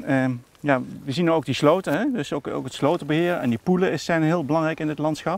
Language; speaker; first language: Dutch; native; Dutch